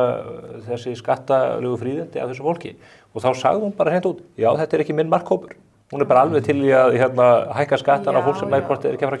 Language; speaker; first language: Icelandic; native; Icelandic